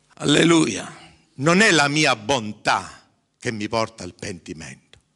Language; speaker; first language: Italian; early bilingual, heritage; English